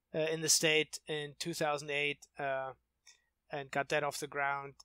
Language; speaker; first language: English; non-native, fluent; German